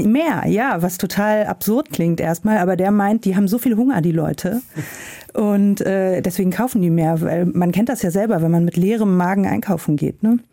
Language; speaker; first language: German; native; German